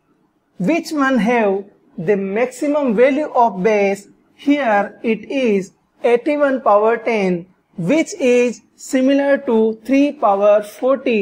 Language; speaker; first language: English; non-native, local second language; Hindi